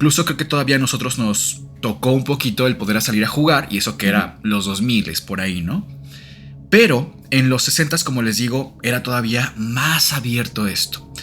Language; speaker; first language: Spanish; native; Spanish